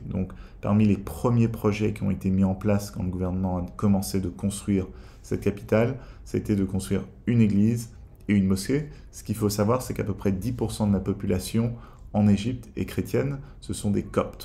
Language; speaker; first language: French; native; French